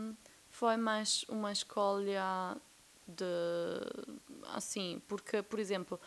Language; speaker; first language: Portuguese; non-native, fluent; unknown